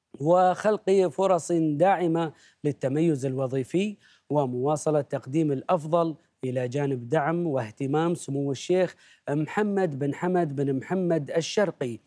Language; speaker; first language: Arabic; native; Arabic